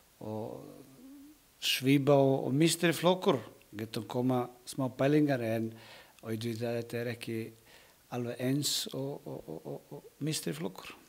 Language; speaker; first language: Icelandic; non-native, learner; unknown